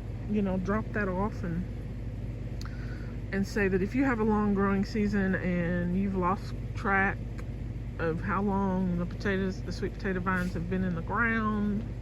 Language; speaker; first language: English; native; English